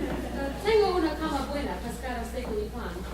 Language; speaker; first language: Spanish; non-native, learner; English